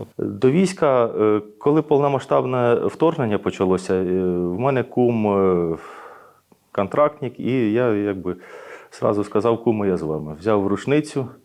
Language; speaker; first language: Ukrainian; native; Ukrainian